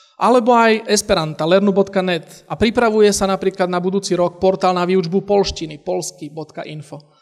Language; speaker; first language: Slovak; native; Slovak